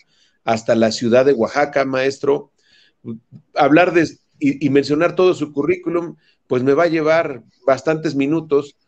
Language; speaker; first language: Spanish; native; Spanish